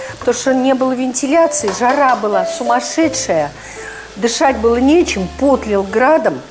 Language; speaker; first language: Russian; native; Russian